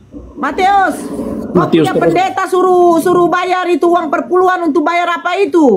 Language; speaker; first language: Indonesian; native; Indonesian